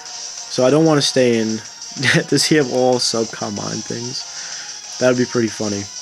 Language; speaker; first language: English; native; English